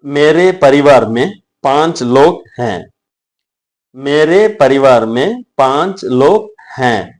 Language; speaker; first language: Hindi; non-native, local second language; Tamil